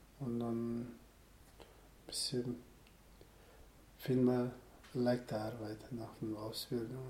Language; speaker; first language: German; non-native, learner; Sherpa